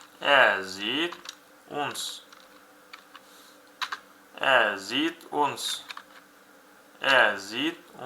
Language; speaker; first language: German; non-native, fluent; Uzbek